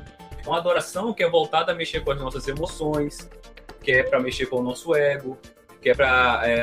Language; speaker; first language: Portuguese; native; Portuguese